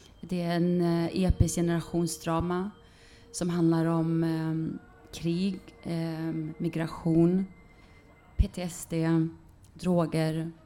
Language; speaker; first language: Swedish; early bilingual, other home language; Kurdish